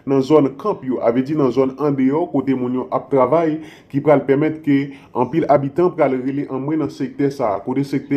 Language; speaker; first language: Haitian Creole; native; Haitian Creole